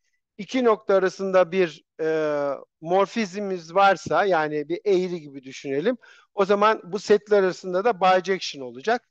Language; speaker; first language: Turkish; native; Turkish